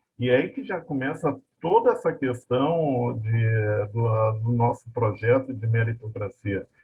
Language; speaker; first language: Portuguese; native; Portuguese